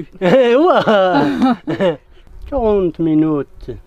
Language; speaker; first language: French; non-native, learner; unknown